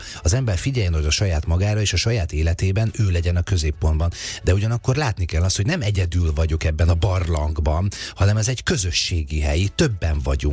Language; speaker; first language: Hungarian; native; Hungarian